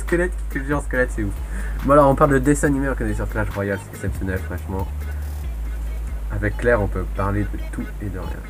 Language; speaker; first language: French; native; French